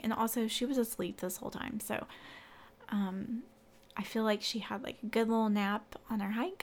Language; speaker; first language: English; native; English